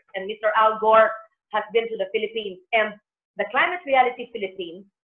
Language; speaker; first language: English; non-native, local second language; Filipino